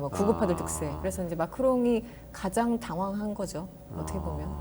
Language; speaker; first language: Korean; native; Korean